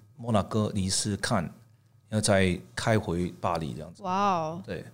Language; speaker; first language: Chinese; non-native, fluent; Cantonese